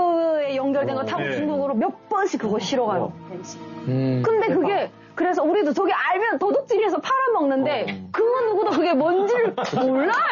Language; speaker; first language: Korean; native; Korean